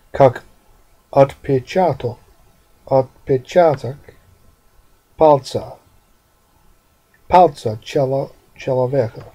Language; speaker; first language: Russian; non-native, learner; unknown